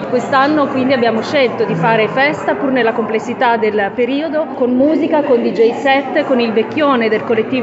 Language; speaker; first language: Italian; native; Italian